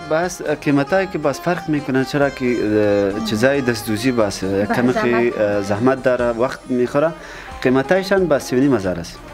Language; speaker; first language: Persian; non-native, local second language; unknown